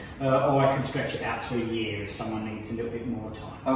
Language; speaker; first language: English; native; English